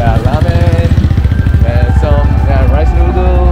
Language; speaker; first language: English; non-native, learner; Korean